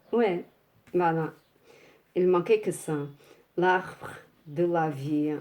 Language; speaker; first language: French; non-native, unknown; Portuguese